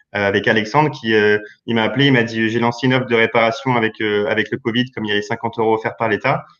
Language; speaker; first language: French; native; French